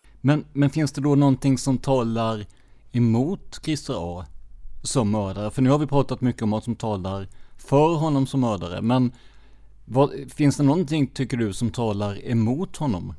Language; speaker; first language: Swedish; native; Swedish